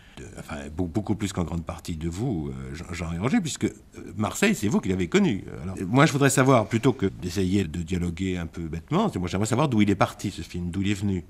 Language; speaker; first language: French; native; French